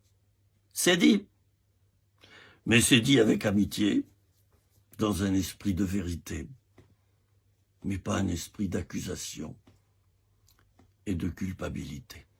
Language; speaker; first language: French; native; French